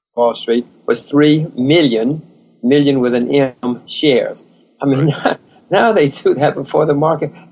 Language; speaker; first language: English; native; English